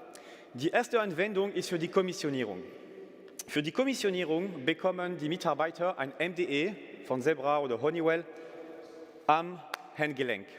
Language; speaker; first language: German; non-native, fluent; French